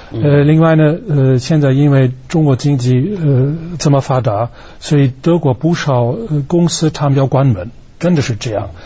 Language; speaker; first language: Chinese; non-native, fluent; German